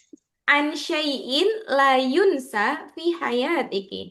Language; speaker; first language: Arabic; non-native, fluent; Indonesian